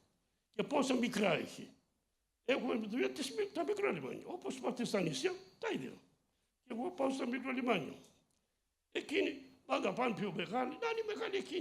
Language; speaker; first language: Greek; early bilingual, heritage; Greek